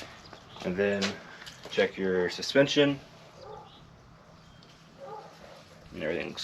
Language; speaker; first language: English; native; English